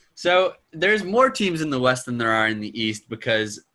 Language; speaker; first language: English; native; English